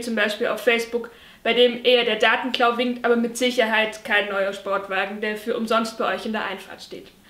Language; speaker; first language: German; native; German